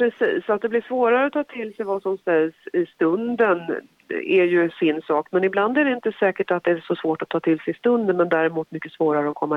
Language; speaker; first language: Swedish; native; Swedish